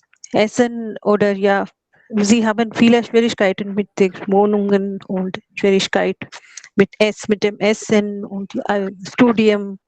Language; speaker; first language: German; non-native, learner; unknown